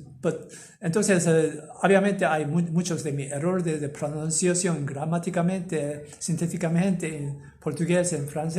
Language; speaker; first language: Spanish; non-native, learner; Korean